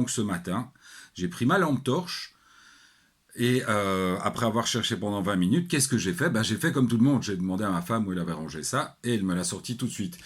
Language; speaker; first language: French; native; French